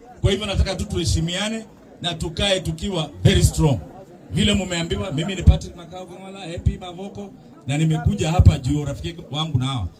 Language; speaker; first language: Swahili; non-native, local second language; Kamba